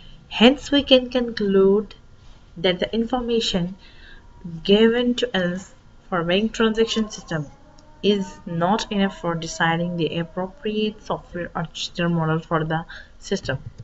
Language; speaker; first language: English; non-native, local second language; Urdu